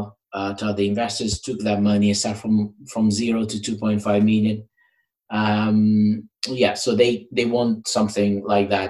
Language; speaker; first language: English; non-native, fluent; Portuguese